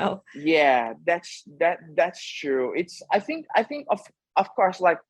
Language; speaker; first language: English; non-native, fluent; Portuguese